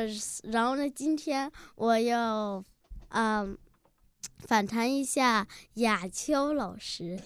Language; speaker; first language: Chinese; early bilingual, heritage; Chinese